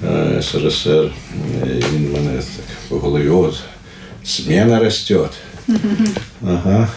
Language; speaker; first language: Ukrainian; non-native, local second language; Russian